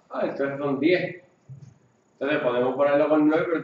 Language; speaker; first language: Spanish; native; Spanish